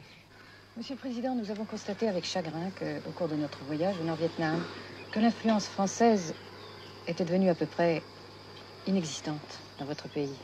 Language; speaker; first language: French; native; French